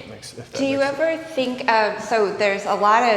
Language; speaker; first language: English; native; English